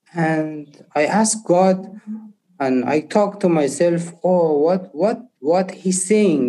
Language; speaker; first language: English; non-native, learner; Persian